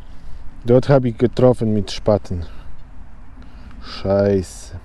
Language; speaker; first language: German; non-native, learner; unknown